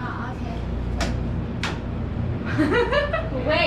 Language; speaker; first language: English; non-native, learner; Vietnamese